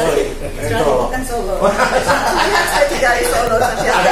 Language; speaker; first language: Indonesian; non-native, fluent; English